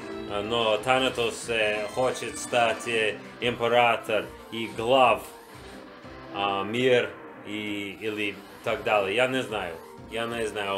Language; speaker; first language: Russian; non-native, learner; English